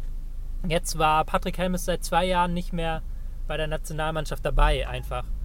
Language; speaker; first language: German; native; German